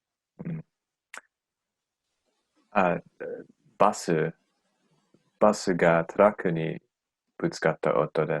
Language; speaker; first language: Japanese; non-native, learner; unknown